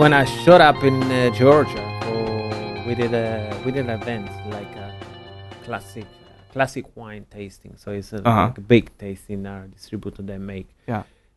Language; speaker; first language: English; non-native, fluent; Italian